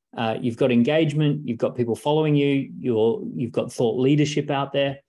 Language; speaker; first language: English; native; English